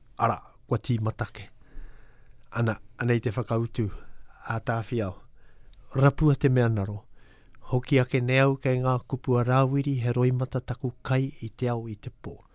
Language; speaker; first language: Māori; native; Māori